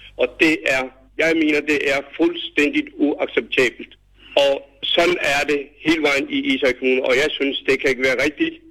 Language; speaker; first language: Danish; non-native, fluent; Urdu